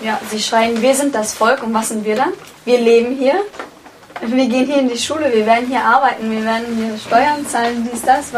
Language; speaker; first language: German; early bilingual, other home language; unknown